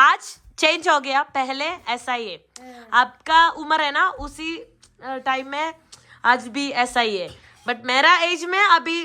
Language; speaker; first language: Hindi; non-native, learner; Malayalam